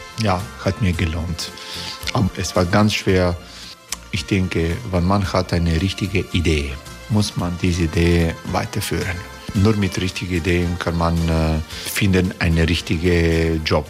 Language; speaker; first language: German; non-native, learner; Croatian